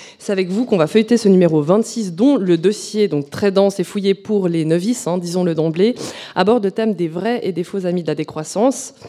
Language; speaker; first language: French; native; French